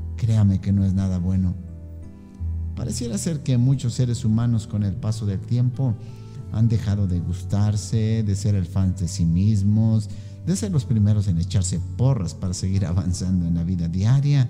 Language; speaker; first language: Spanish; native; Spanish